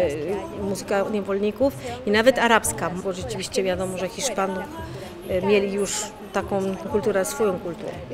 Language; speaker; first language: Polish; non-native, learner; Spanish